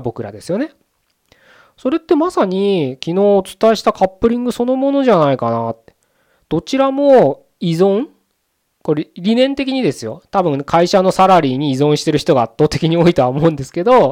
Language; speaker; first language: Japanese; native; Japanese